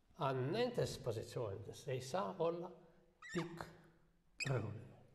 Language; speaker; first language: Estonian; non-native, local second language; Russian